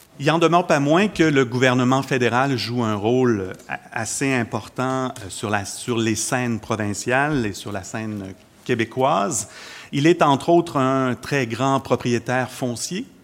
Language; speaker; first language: French; native; French